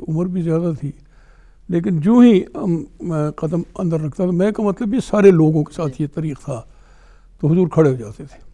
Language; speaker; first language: Urdu; non-native, local second language; Pashto